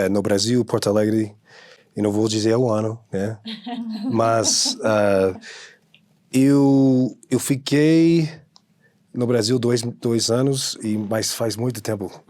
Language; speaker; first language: Portuguese; non-native, fluent; English